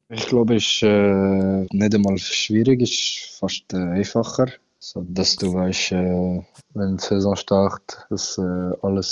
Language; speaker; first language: German; non-native, local second language; French